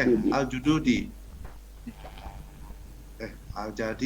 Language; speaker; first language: Arabic; non-native, learner; Indonesian